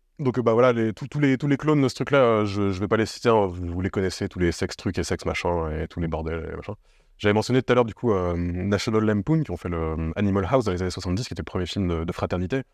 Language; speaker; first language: French; native; French